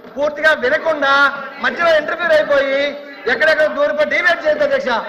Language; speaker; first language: Telugu; native; Telugu